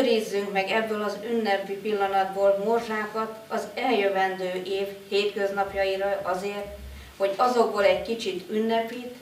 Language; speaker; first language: Hungarian; native; Hungarian